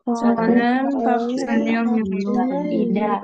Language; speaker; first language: Korean; non-native, learner; Indonesian